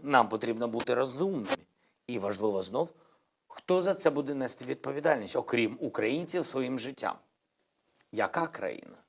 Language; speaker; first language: Ukrainian; non-native, local second language; Russian